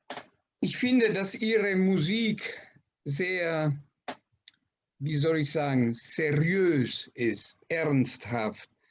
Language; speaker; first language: German; non-native, fluent; Italian